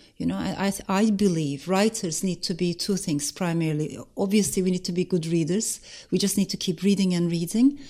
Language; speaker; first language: English; non-native, fluent; Turkish